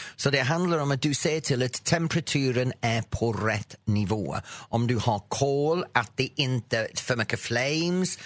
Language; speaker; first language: Swedish; non-native, fluent; English